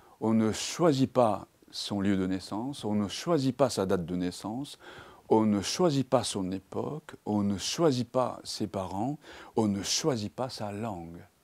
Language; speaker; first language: French; non-native, fluent; Japanese